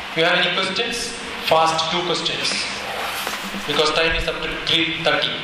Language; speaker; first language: English; non-native, local second language; Malayalam